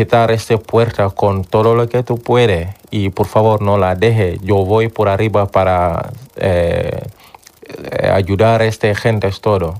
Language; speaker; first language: Spanish; non-native, learner; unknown